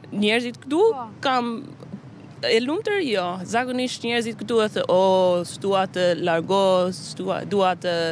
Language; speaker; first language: Albanian; non-native, learner; English